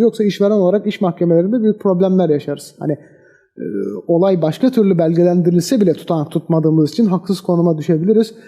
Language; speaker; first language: Turkish; native; Turkish